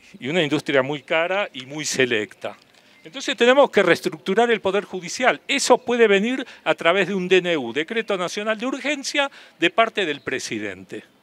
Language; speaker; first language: Spanish; native; Spanish